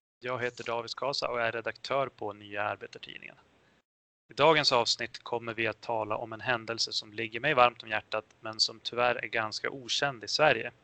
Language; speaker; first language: Swedish; early bilingual, other home language; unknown